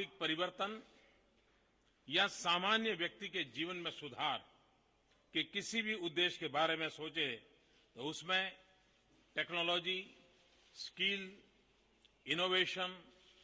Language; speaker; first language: Hindi; non-native, local second language; Gujarati